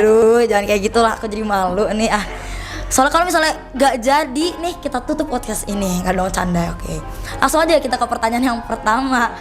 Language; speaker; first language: Indonesian; native; Indonesian